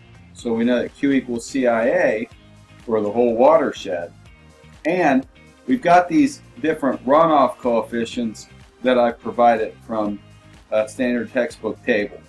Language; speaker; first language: English; native; English